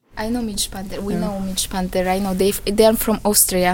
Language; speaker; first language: English; non-native, fluent; Romanian